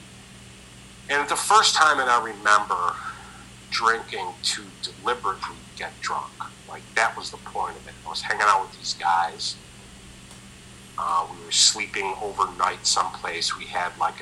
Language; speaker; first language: English; native; English